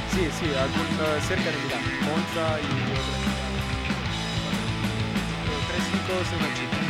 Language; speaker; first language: Spanish; non-native, learner; Italian